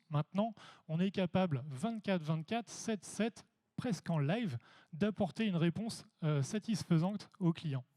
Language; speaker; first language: French; native; French